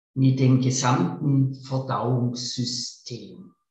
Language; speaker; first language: German; native; German